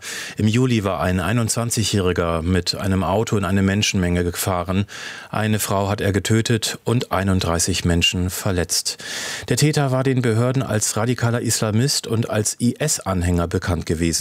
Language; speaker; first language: German; native; German